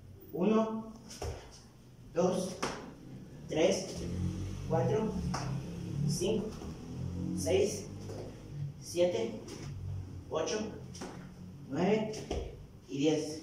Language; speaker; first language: Spanish; native; Spanish